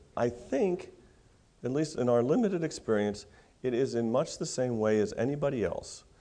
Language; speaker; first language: English; native; English